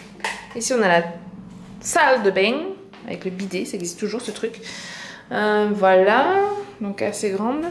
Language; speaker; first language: French; native; French